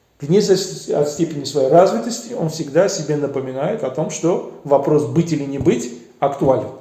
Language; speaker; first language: Russian; early bilingual, other home language; Armenian